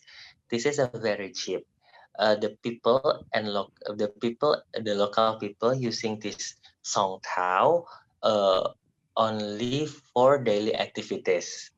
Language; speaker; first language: English; non-native, learner; Indonesian